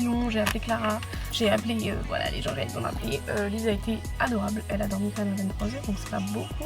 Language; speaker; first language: French; native; French